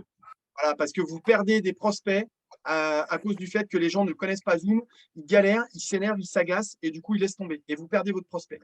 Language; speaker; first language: French; native; French